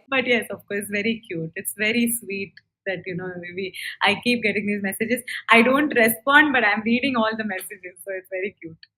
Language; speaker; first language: English; non-native, local second language; Tamil